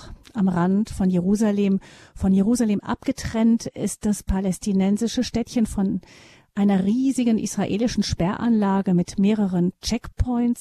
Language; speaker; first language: German; native; German